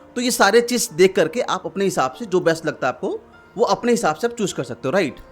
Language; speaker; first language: Hindi; native; Hindi